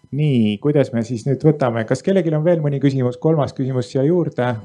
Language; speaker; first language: Estonian; native; Estonian